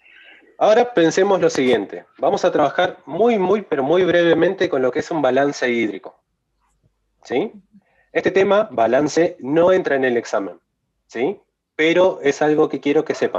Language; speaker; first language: Spanish; native; Spanish